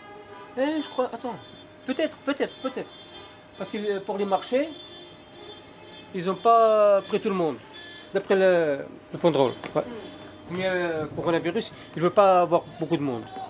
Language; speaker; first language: French; non-native, local second language; Berber languages